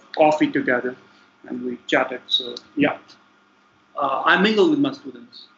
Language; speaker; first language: English; non-native, local second language; Punjabi